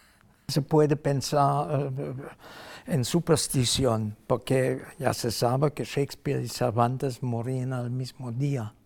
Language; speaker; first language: Spanish; non-native, fluent; German